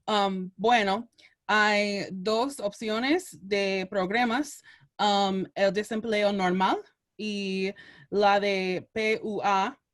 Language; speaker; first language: Spanish; non-native, learner; English